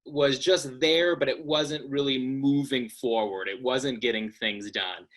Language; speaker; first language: English; native; English